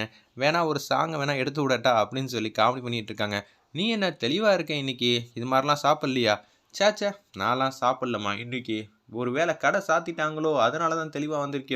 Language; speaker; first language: Tamil; native; Tamil